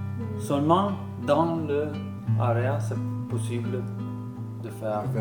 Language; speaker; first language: French; non-native, learner; Italian